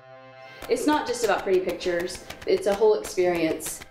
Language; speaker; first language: English; native; English